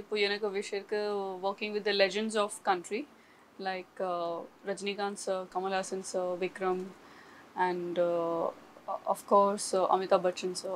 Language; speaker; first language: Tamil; non-native, learner; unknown